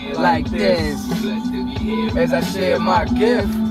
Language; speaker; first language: English; native; English